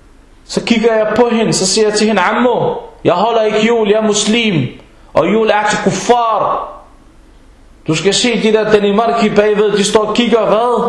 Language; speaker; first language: Danish; early bilingual, other home language; Arabic